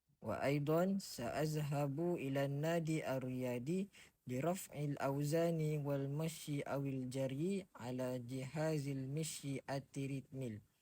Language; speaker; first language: Arabic; non-native, learner; Malay